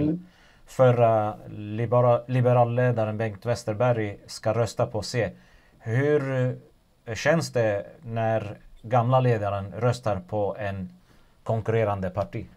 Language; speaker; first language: Swedish; non-native, fluent; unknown